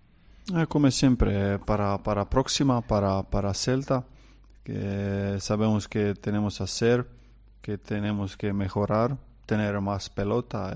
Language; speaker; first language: Spanish; non-native, learner; Croatian